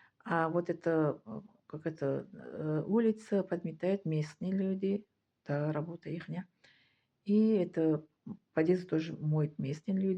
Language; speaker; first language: Russian; non-native, fluent; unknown